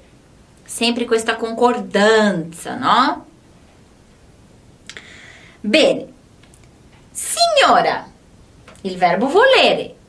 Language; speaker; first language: Italian; non-native, fluent; Portuguese